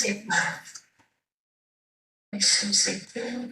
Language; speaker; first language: French; non-native, learner; Vietnamese